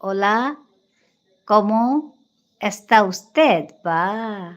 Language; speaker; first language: Spanish; non-native, learner; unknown